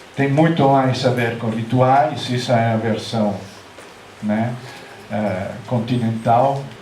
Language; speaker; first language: Portuguese; non-native, fluent; Italian